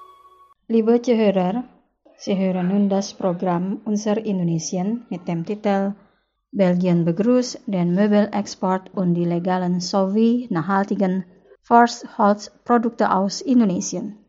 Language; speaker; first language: German; non-native, fluent; Indonesian